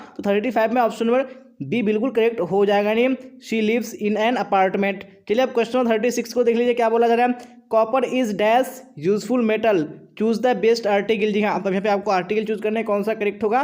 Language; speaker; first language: Hindi; native; Hindi